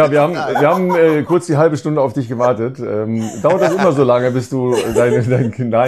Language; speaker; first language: German; native; German